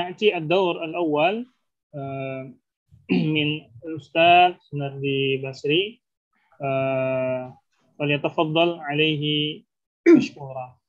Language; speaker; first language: Arabic; non-native, fluent; Indonesian